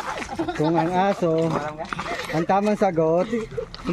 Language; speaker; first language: Filipino; native; Filipino